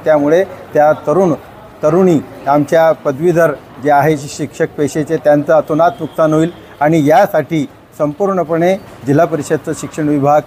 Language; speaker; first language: Marathi; non-native, local second language; Urdu